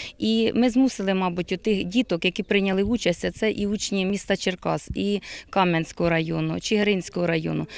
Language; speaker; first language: Ukrainian; native; Ukrainian